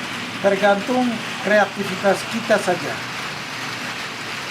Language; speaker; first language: Indonesian; non-native, local second language; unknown